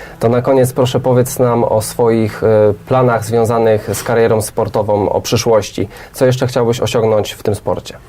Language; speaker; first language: Polish; native; Polish